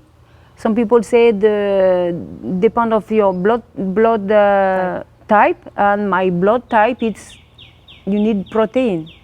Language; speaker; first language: English; non-native, learner; French